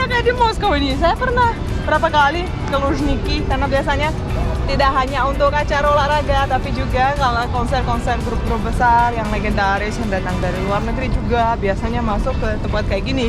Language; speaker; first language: Indonesian; non-native, fluent; Russian